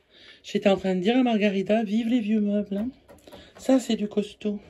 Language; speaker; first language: French; native; French